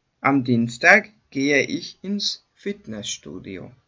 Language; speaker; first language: German; non-native, fluent; Hungarian